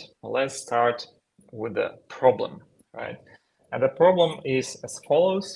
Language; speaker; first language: English; non-native, fluent; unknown